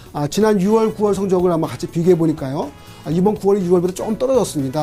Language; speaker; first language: Korean; native; Korean